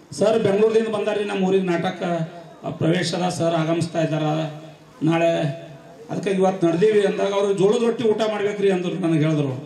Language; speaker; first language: Kannada; native; Kannada